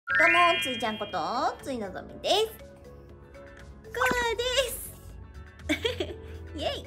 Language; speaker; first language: Japanese; native; Japanese